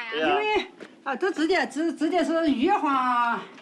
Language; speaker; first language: Chinese; native; Chinese